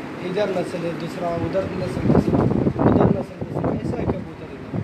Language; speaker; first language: Hindi; non-native, learner; Arabic